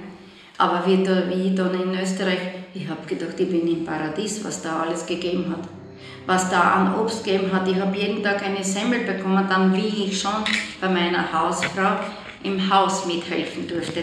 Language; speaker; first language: German; non-native, local second language; Slovenian